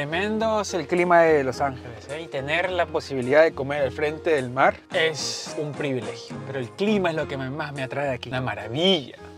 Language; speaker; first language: Spanish; native; Spanish